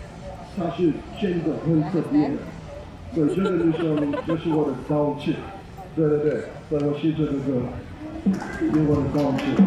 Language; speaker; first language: Chinese; non-native, learner; English